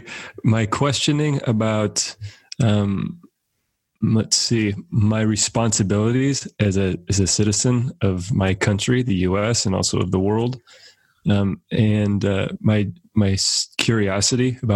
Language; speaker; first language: English; native; English